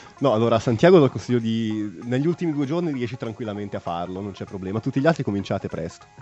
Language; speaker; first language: Italian; native; Italian